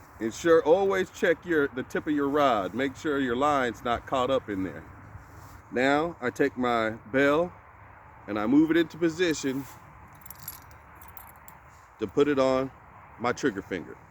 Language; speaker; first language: English; native; English